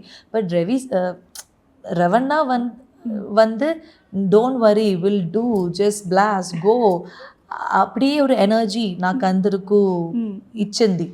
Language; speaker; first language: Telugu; non-native, learner; Malayalam